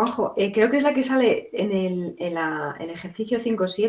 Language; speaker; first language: Spanish; native; Spanish